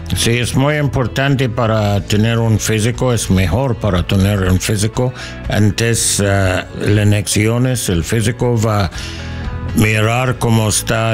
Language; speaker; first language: Spanish; non-native, learner; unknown